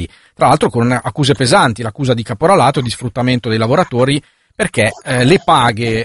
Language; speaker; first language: Italian; native; Italian